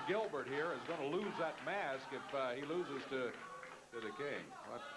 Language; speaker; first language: English; native; English